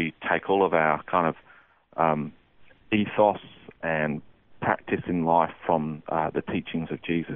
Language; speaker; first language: English; native; English